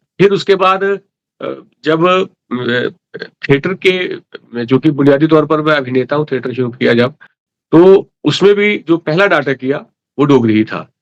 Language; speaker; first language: Hindi; non-native, local second language; Dogri